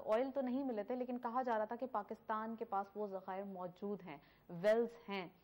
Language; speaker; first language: Urdu; native; Urdu